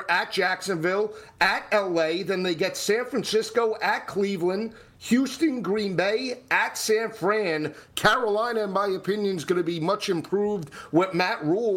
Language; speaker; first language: English; native; English